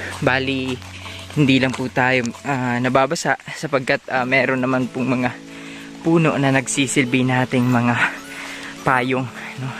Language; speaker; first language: Filipino; non-native, local second language; Cebuano